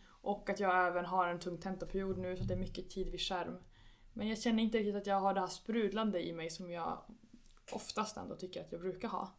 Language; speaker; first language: Swedish; native; Swedish